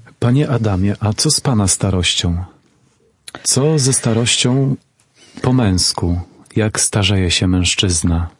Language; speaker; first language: Polish; native; Polish